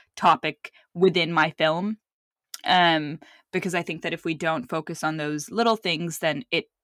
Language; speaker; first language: English; early bilingual, other home language; Arabic